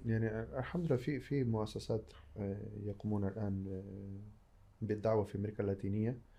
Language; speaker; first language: Arabic; non-native, fluent; Spanish